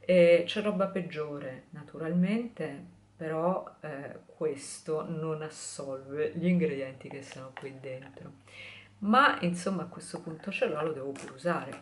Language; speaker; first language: Italian; native; Italian